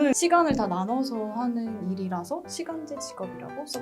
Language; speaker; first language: Korean; native; Korean